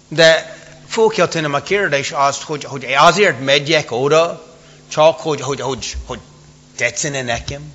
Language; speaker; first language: Hungarian; non-native, fluent; English